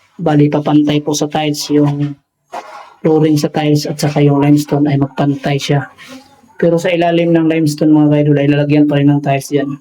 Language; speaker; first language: Filipino; non-native, local second language; Cebuano